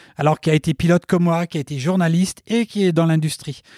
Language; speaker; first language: French; native; French